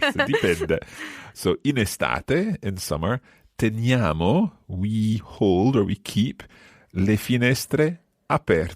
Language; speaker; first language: Italian; non-native, fluent; English